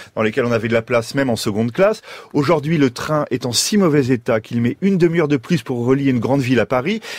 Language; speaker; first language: French; native; French